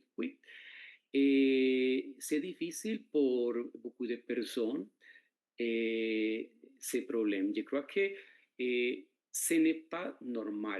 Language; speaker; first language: French; non-native, fluent; Spanish